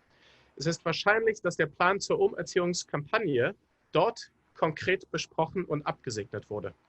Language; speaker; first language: German; native; German